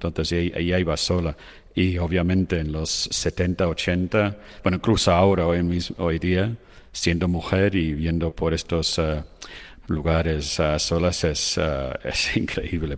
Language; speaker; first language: Spanish; non-native, fluent; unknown